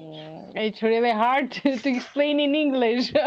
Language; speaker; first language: English; non-native, learner; Albanian